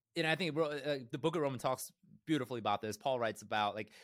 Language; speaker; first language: English; early bilingual, other home language; Korean